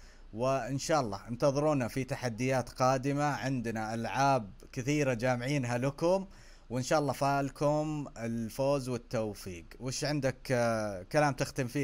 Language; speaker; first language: Arabic; native; Arabic